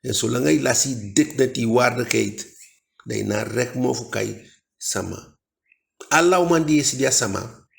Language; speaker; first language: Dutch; non-native, local second language; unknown